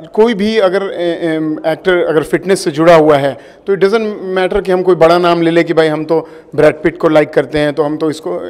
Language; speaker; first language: Hindi; native; Hindi